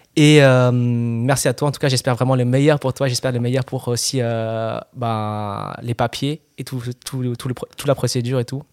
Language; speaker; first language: French; native; French